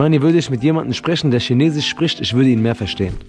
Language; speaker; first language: German; native; German